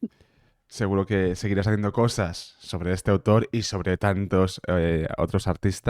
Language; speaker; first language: Spanish; native; Spanish